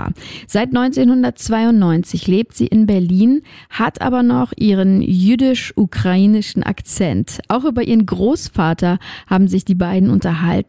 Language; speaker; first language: German; native; German